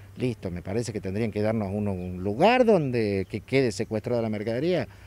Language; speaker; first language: Spanish; native; Spanish